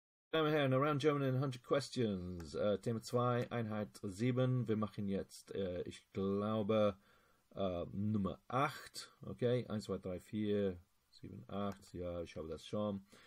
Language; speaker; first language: German; non-native, fluent; English